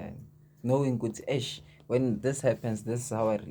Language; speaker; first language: English; non-native, local second language; Zulu